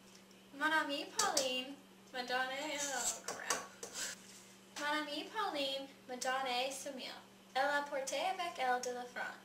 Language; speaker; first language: French; non-native, learner; English